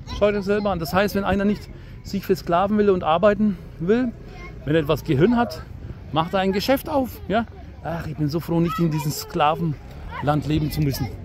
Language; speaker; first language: German; early bilingual, other home language; Turkish